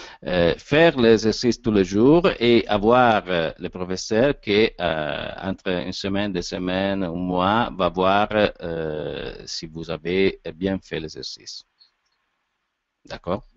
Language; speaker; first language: French; non-native, learner; Italian